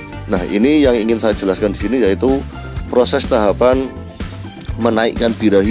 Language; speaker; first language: Indonesian; native; Indonesian